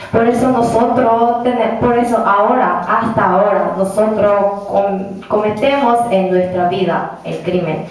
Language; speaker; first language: Spanish; non-native, learner; Korean